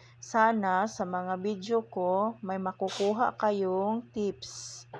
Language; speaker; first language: Filipino; non-native, local second language; Cebuano